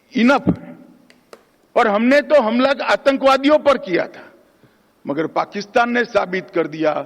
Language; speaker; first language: Hindi; non-native, local second language; Gujarati